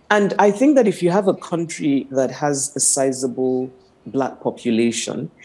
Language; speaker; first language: English; non-native, local second language; Igbo